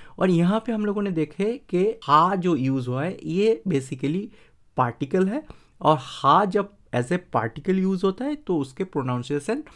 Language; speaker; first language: Hindi; native; Hindi